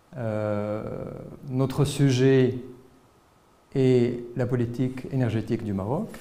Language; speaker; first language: French; non-native, local second language; Arabic